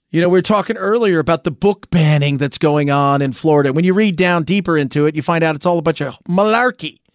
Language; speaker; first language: English; early bilingual, other home language; Spanish